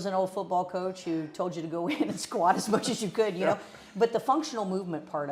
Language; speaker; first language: English; native; English